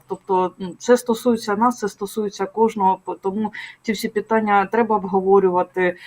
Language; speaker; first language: Ukrainian; native; Ukrainian